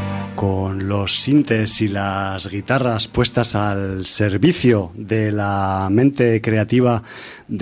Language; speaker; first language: Spanish; native; Spanish